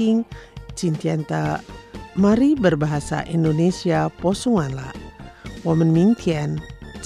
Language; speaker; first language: Chinese; non-native, fluent; Indonesian